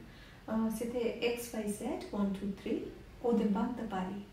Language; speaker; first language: French; non-native, learner; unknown